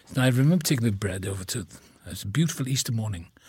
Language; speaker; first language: English; native; English